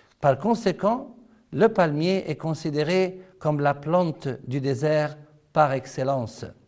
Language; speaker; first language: French; non-native, fluent; Arabic